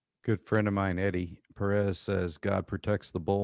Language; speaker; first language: English; native; English